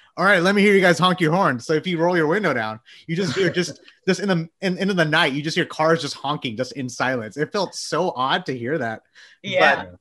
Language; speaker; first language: English; early bilingual, other home language; Bangla